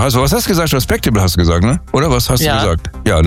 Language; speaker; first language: German; native; German